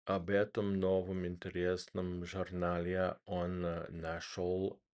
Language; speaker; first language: Russian; non-native, learner; English